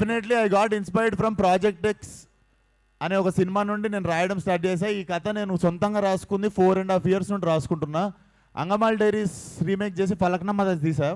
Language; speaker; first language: Telugu; native; Telugu